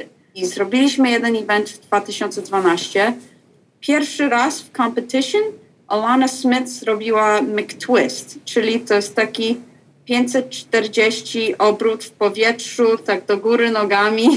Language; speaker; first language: Polish; early bilingual, heritage; Polish